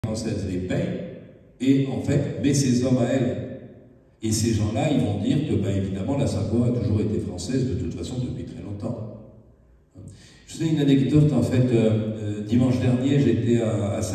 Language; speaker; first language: French; native; French